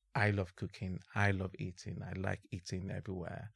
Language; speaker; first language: English; non-native, local second language; Yoruba